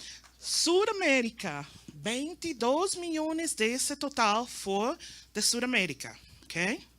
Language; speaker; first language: Portuguese; non-native, learner; Spanish